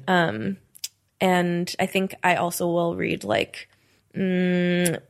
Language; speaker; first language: English; native; English